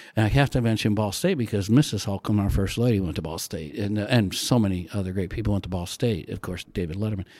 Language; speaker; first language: English; native; English